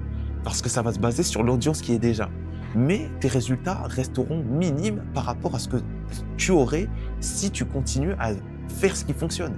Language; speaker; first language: French; native; French